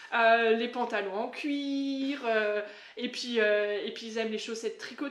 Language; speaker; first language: French; native; French